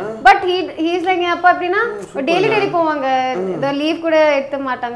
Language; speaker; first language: Tamil; non-native, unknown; Hindi